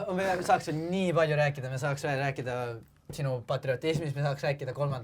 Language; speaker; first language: Estonian; native; Estonian